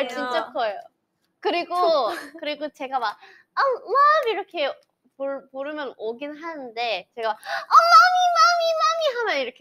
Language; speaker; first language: Korean; non-native, fluent; Thai